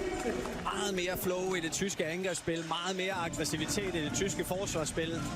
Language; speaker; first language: Danish; native; Danish